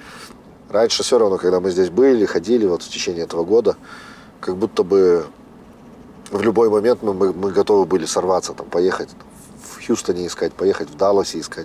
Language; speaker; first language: Russian; native; Russian